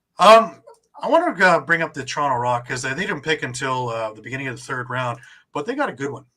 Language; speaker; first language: English; native; English